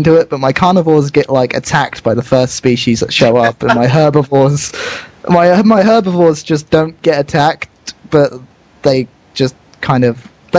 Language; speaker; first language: English; native; English